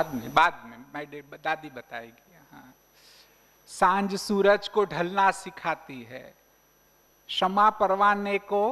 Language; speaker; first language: Hindi; native; Hindi